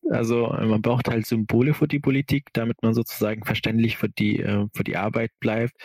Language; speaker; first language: German; non-native, fluent; Arabic